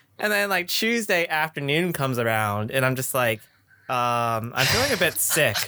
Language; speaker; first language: English; early bilingual, other home language; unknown